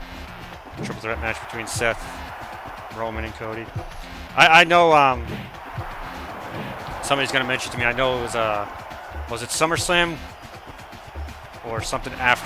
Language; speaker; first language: English; native; English